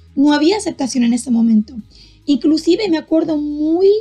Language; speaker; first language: Spanish; native; Spanish